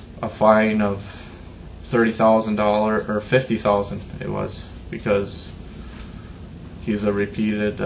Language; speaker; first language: English; native; English